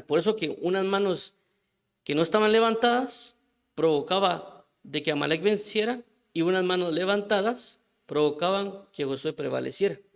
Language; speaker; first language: Spanish; native; Spanish